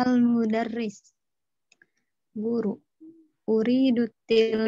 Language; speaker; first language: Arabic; non-native, learner; Indonesian